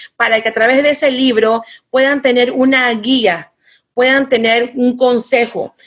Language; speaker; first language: Spanish; native; Spanish